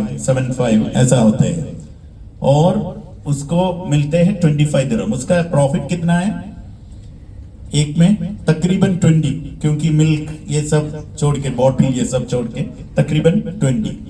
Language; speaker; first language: Hindi; non-native, learner; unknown